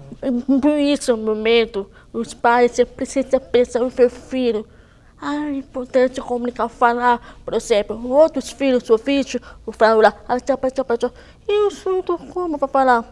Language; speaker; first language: Portuguese; non-native, local second language; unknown